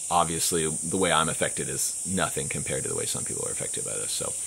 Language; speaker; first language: English; native; English